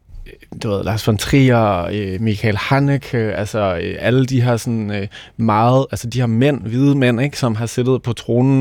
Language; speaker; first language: Danish; native; Danish